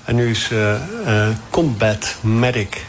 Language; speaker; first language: Dutch; non-native, fluent; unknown